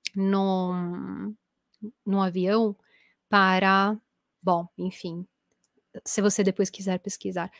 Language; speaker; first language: Portuguese; non-native, fluent; Italian